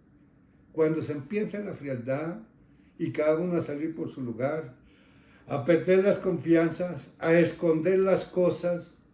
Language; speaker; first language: Spanish; native; Spanish